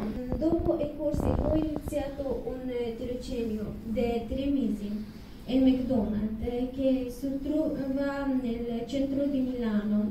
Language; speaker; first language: Italian; non-native, learner; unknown